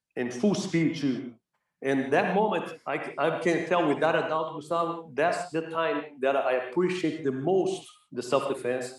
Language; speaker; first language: English; non-native, fluent; Portuguese